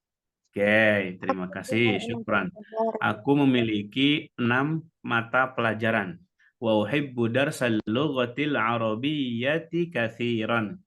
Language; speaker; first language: Indonesian; native; Indonesian